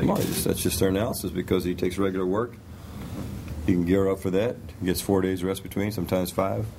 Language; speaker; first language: English; native; English